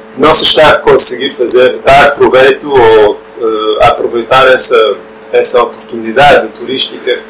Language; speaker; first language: Portuguese; non-native, fluent; Norwegian